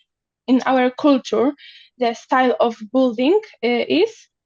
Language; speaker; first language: English; non-native, learner; Polish